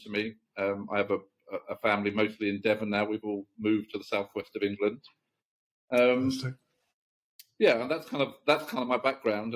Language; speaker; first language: English; native; English